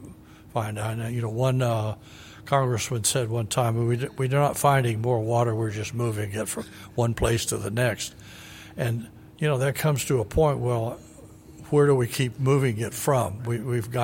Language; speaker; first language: English; native; English